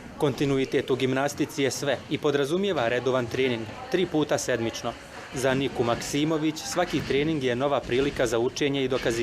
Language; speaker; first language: Bosnian; native; Bosnian